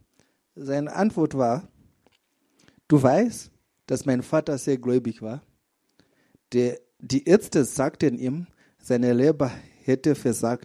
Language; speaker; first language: German; non-native, fluent; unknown